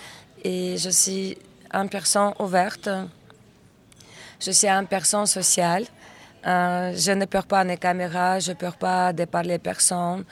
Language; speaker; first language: French; non-native, fluent; Russian